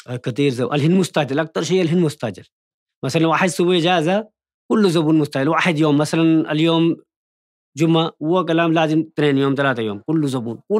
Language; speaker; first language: Arabic; non-native, learner; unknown